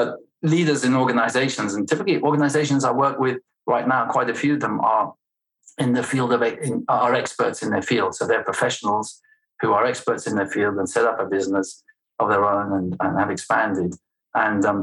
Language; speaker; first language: English; non-native, fluent; French